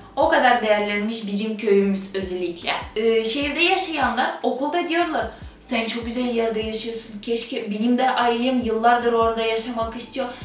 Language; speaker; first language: Turkish; non-native, fluent; Russian